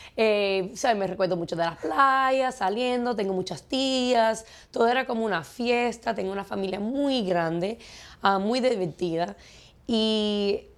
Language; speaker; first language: Spanish; early bilingual, heritage; Spanish